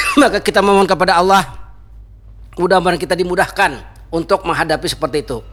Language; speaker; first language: Malay; non-native, local second language; Banjar